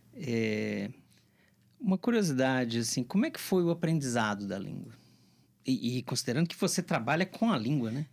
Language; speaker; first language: Portuguese; native; Portuguese